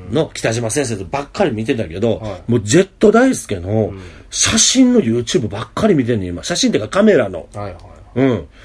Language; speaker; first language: Japanese; native; Japanese